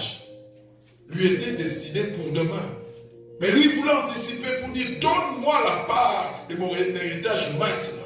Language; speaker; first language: French; non-native, local second language; Lingala